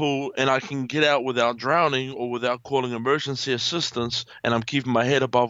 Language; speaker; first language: English; native; English